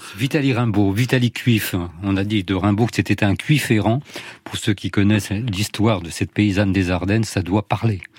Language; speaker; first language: French; native; French